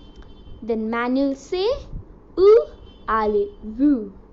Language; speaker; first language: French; non-native, learner; Hindi